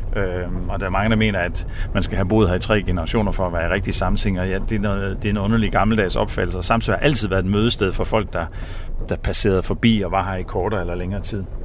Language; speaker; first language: Danish; native; Danish